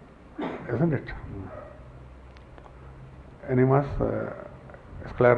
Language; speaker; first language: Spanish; non-native, learner; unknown